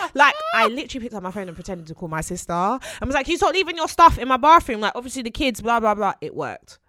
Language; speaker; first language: English; native; English